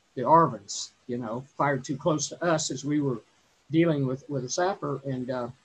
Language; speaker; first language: English; native; English